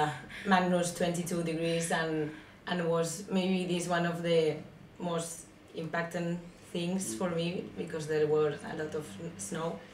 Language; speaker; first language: English; non-native, learner; Spanish